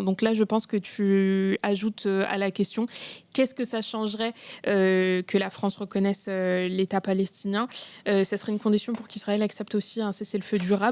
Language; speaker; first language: French; native; French